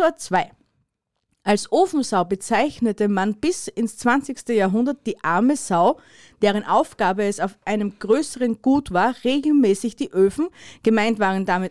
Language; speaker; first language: German; native; German